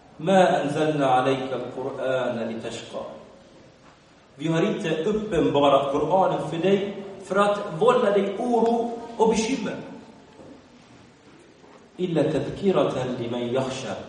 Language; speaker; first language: Swedish; early bilingual, other home language; Arabic